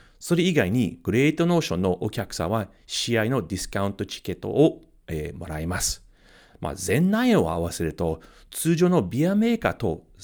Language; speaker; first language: Japanese; non-native, fluent; English